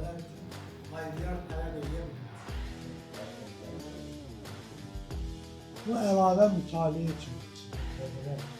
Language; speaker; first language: Azerbaijani; non-native, learner; Turkish